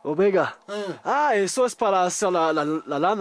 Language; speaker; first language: Spanish; non-native, learner; French